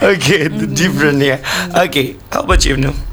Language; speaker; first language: English; non-native, learner; Indonesian